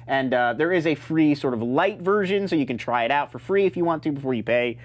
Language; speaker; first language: English; native; English